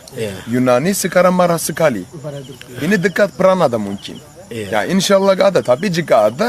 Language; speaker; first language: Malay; non-native, learner; Turkish